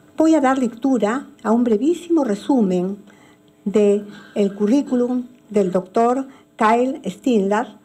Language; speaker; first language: Spanish; native; Spanish